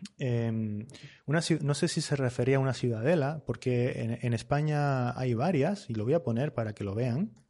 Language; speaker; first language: Spanish; native; Spanish